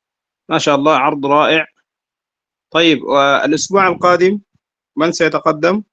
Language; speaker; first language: Arabic; non-native, fluent; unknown